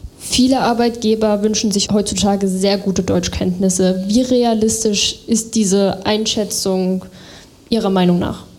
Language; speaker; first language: German; native; German